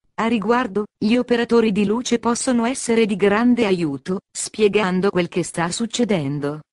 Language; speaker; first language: Italian; native; Italian